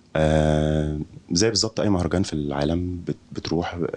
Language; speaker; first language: Arabic; native; Arabic